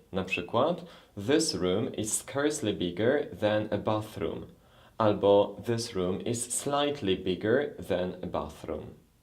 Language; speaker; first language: English; non-native, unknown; Polish